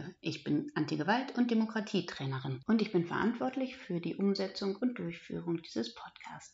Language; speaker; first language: German; native; German